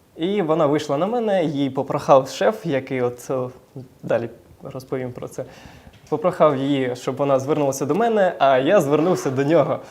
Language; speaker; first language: Ukrainian; native; Ukrainian